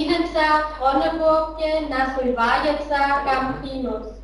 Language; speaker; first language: Russian; non-native, learner; German